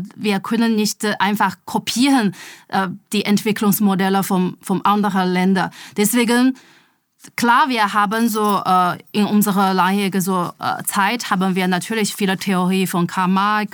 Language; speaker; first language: German; non-native, fluent; Chinese